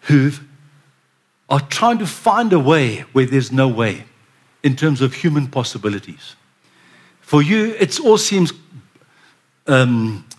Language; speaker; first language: English; native; English